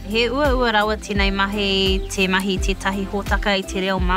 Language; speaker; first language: Māori; non-native, local second language; English